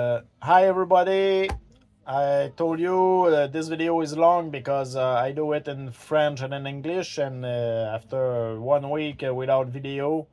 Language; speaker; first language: English; non-native, learner; French